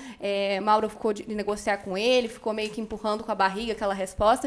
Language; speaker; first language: Portuguese; native; Portuguese